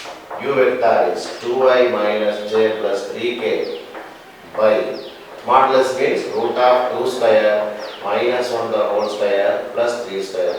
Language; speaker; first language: English; non-native, local second language; Tamil